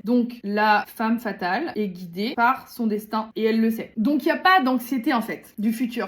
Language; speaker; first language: French; native; French